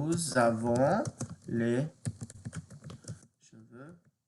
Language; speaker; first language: French; non-native, fluent; English